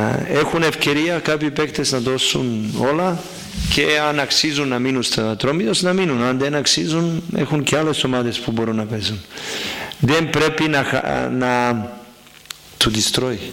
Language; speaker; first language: Greek; non-native, fluent; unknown